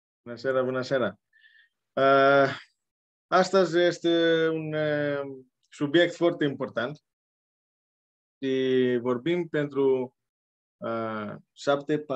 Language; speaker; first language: Romanian; non-native, learner; Greek